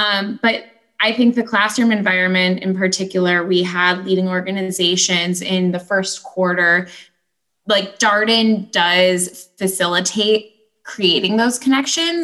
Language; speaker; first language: English; native; English